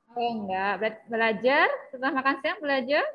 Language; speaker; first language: Indonesian; native; Indonesian